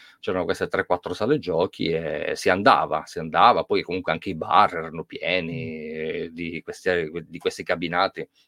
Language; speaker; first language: Italian; native; Italian